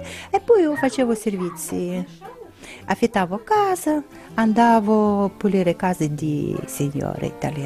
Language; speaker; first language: Italian; non-native, learner; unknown